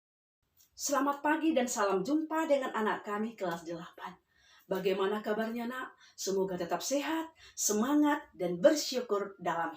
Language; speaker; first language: Indonesian; native; Indonesian